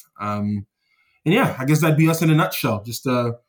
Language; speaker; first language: English; native; English